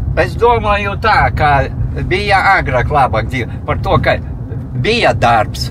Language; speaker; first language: Latvian; native; Latvian